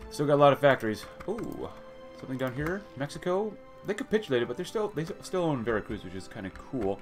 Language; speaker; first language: English; native; English